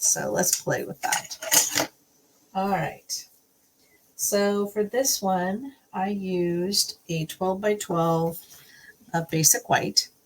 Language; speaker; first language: English; native; English